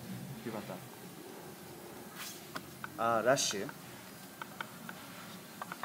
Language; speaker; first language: Japanese; non-native, learner; English